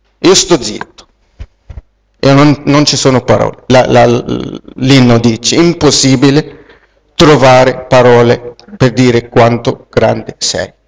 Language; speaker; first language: Italian; non-native, fluent; Arabic